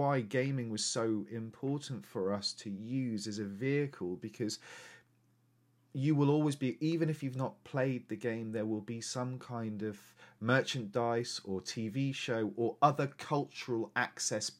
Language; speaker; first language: English; native; English